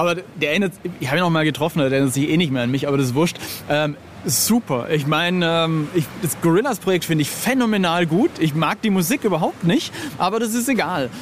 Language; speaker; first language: German; native; German